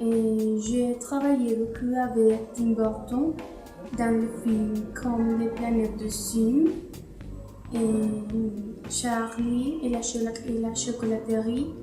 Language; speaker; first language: French; non-native, learner; Spanish